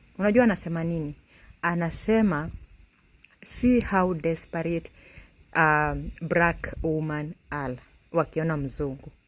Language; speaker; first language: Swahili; native; Swahili